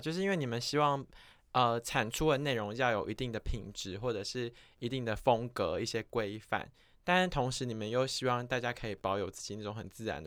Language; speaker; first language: Chinese; native; Chinese